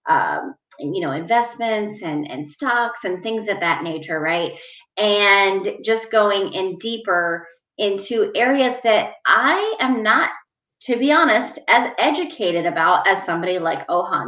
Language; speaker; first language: English; native; English